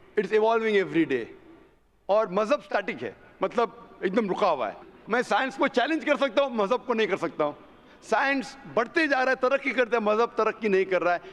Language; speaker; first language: Hindi; non-native, local second language; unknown